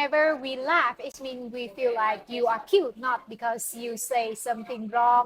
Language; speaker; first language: English; non-native, learner; Vietnamese